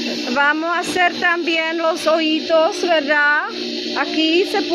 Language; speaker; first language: Spanish; non-native, learner; Czech